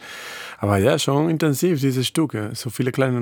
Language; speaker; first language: German; non-native, fluent; Spanish